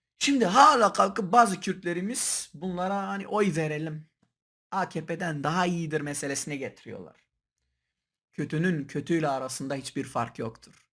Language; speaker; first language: Turkish; non-native, local second language; Kurdish